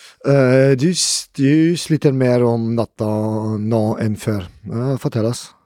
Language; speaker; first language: Norwegian; non-native, learner; German